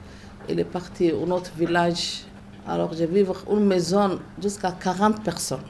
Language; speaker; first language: French; non-native, learner; Somali